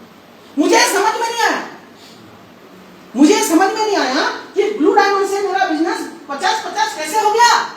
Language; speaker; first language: Hindi; non-native, local second language; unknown